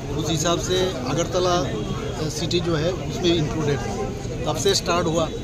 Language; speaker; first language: Hindi; non-native, local second language; Bangla